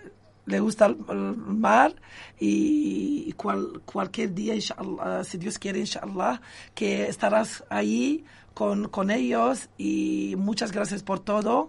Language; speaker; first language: Spanish; non-native, local second language; Arabic